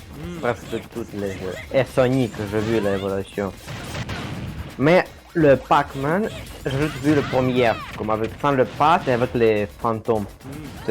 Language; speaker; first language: French; non-native, learner; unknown